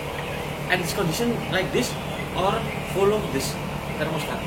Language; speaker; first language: English; non-native, learner; Indonesian